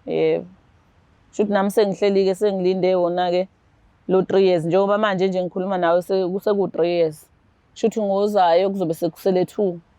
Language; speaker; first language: Zulu; native; Zulu